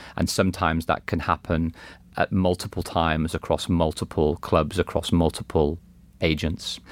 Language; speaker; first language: English; native; English